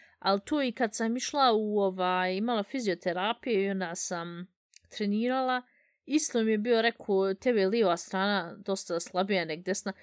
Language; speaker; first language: Bosnian; early bilingual, heritage; Bosnian